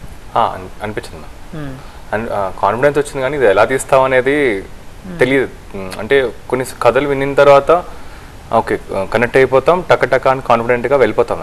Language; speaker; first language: Telugu; native; Telugu